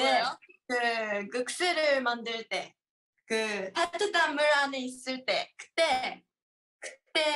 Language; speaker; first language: Korean; non-native, learner; Japanese